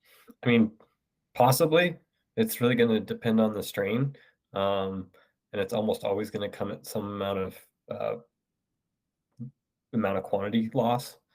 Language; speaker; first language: English; native; English